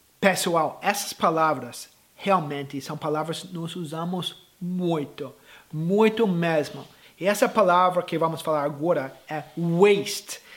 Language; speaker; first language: Portuguese; non-native, fluent; English